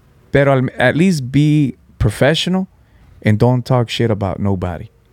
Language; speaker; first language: English; early bilingual, other home language; Spanish